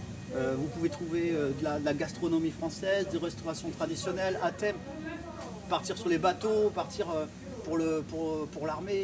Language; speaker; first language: French; native; French